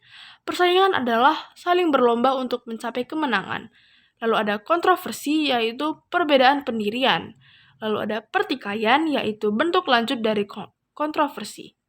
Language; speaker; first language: Indonesian; native; Indonesian